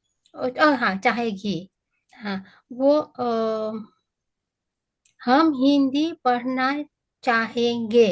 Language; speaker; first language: Hindi; non-native, learner; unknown